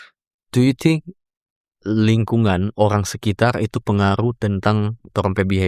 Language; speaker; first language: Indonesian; native; Indonesian